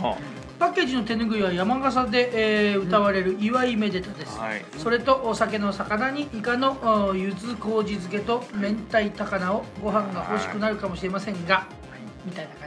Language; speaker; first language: Japanese; native; Japanese